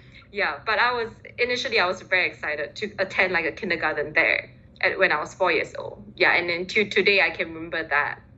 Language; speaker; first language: English; early bilingual, other home language; Chinese